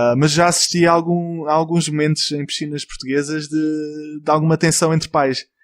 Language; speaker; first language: Portuguese; native; Portuguese